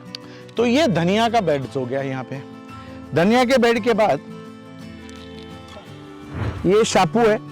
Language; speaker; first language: Hindi; non-native, local second language; Marathi